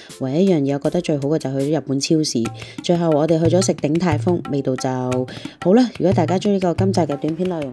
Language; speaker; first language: Cantonese; native; Cantonese